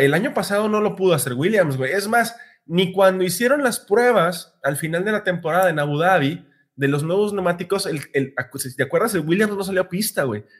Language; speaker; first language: Spanish; native; Spanish